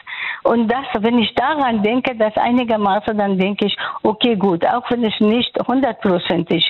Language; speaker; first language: German; non-native, fluent; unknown